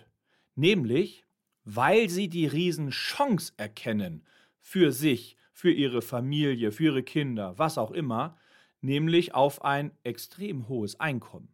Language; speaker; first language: German; native; German